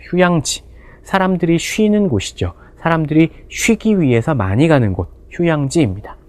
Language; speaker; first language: Korean; native; Korean